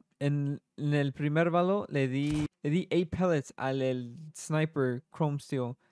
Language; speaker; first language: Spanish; early bilingual, heritage; Spanish